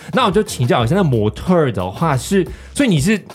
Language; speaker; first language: Chinese; non-native, fluent; Korean